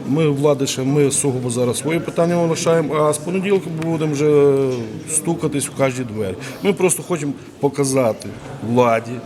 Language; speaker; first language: Ukrainian; native; Ukrainian